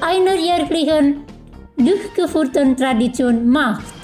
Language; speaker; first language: German; non-native, fluent; Indonesian